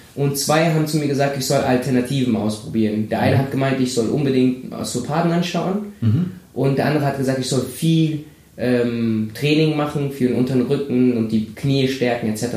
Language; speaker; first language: German; early bilingual, other home language; Spanish